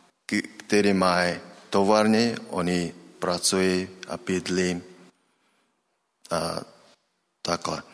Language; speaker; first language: Czech; non-native, learner; Mongolian